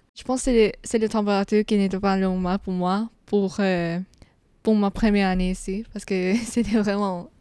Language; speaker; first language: French; non-native, learner; Filipino